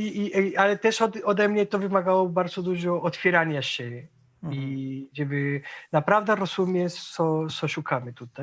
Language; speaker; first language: Polish; non-native, fluent; Spanish